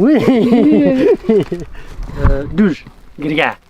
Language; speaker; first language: French; non-native, learner; Central Atlas Tamazight